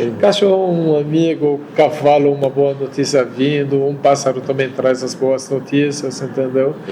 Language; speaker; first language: Portuguese; non-native, fluent; Arabic